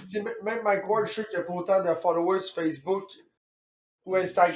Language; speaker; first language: French; native; French